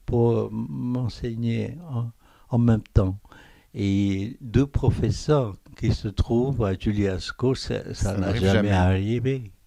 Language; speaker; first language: French; non-native, fluent; Korean